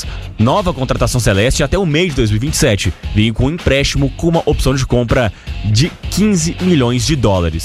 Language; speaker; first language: Portuguese; native; Portuguese